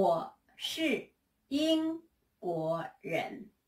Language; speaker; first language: Chinese; non-native, fluent; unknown